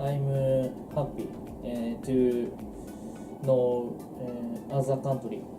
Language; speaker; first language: English; non-native, learner; Japanese